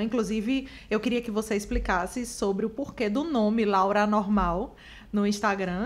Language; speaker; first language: Portuguese; native; Portuguese